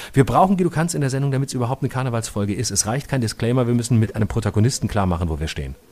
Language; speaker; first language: German; native; German